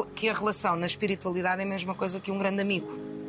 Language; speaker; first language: Portuguese; early bilingual, other home language; Spanish